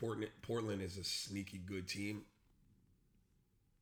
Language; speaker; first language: English; native; English